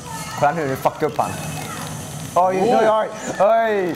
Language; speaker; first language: Swedish; native; Swedish